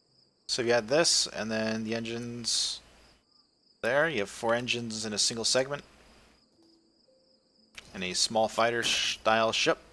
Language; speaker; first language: English; native; English